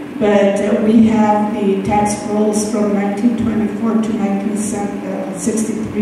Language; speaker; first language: English; native; English